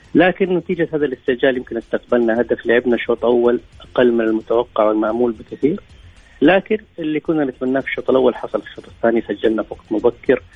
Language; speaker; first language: Arabic; native; Arabic